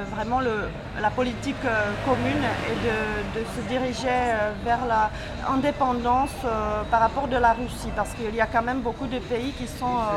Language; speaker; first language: French; non-native, fluent; Czech